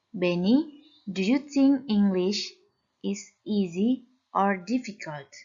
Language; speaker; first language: English; non-native, fluent; Indonesian